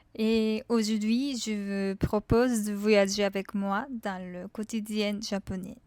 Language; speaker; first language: French; non-native, fluent; Japanese